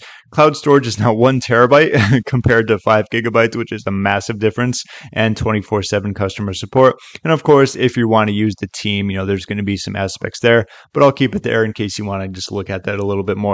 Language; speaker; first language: English; native; English